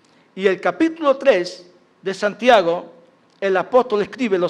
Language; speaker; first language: Spanish; native; Spanish